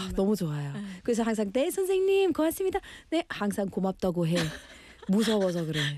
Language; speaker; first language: Korean; non-native, fluent; English